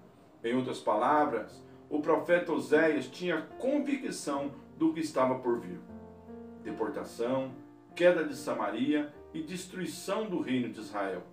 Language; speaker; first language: Portuguese; native; Portuguese